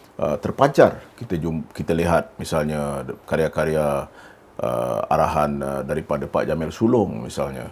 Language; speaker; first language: Malay; native; Malay